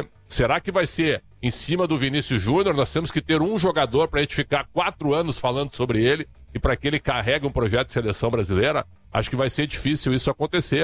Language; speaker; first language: Portuguese; native; Portuguese